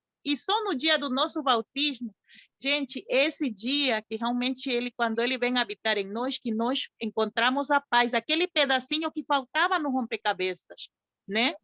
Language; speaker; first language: Portuguese; non-native, fluent; Spanish